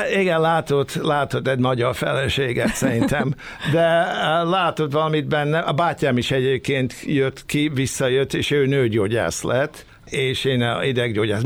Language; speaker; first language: Hungarian; early bilingual, heritage; Hungarian